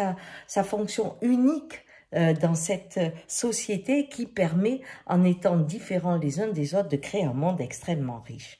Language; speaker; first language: French; native; French